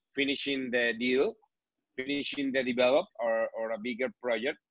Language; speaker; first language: English; non-native, learner; Spanish